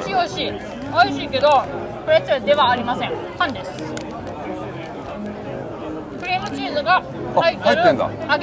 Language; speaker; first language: Japanese; non-native, fluent; German